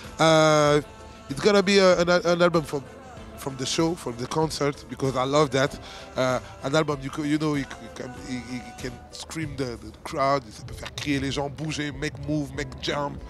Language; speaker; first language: English; non-native, learner; French